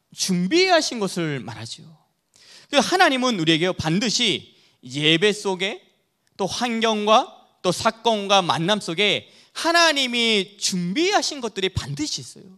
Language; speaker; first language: Korean; native; Korean